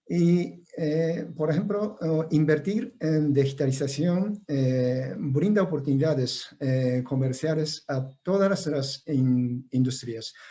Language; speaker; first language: Spanish; non-native, fluent; Japanese